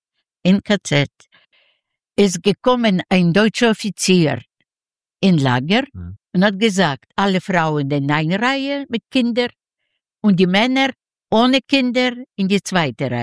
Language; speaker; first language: German; non-native, learner; Yiddish